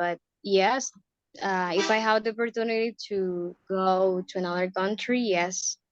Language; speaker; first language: English; non-native, learner; Spanish